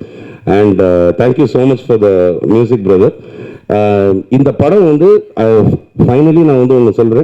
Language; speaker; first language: Tamil; native; Tamil